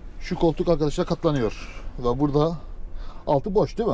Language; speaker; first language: Turkish; native; Turkish